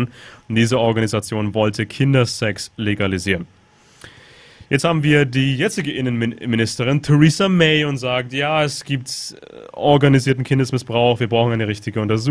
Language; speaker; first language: German; native; German